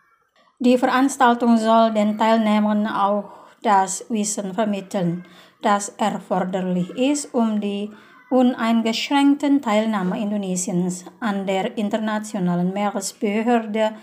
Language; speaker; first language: German; non-native, fluent; Indonesian